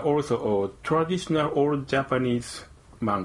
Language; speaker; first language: English; non-native, learner; Japanese